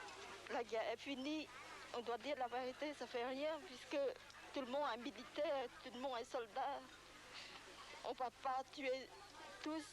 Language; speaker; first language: French; non-native, local second language; Khmer